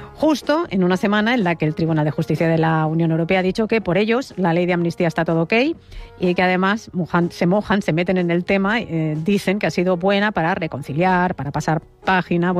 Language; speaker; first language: Spanish; native; Spanish